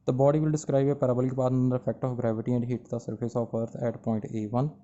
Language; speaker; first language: English; non-native, local second language; Punjabi